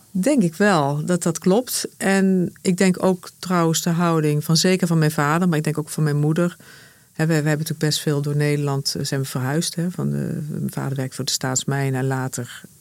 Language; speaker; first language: Dutch; native; Dutch